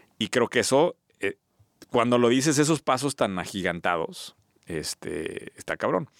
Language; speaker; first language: Spanish; native; Spanish